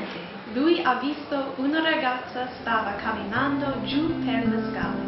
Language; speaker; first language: Italian; non-native, learner; English